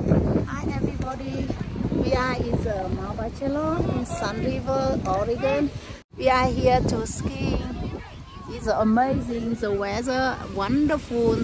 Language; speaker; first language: English; non-native, learner; Vietnamese